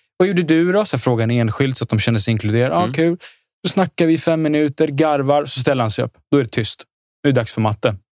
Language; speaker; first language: Swedish; early bilingual, other home language; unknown